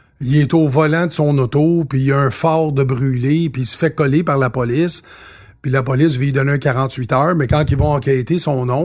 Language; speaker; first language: French; native; French